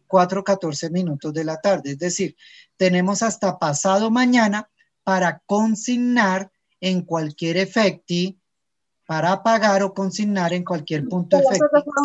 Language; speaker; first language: Spanish; native; Spanish